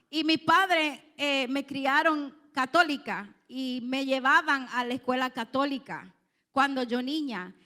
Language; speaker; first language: Spanish; early bilingual, heritage; Spanish